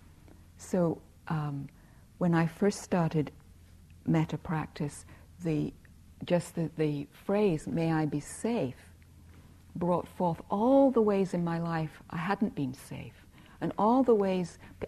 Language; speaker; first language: English; native; English